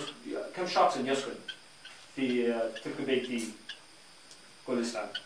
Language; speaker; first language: Arabic; non-native, learner; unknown